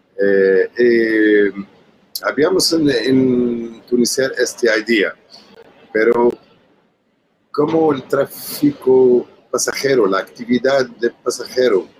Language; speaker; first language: Spanish; non-native, learner; Arabic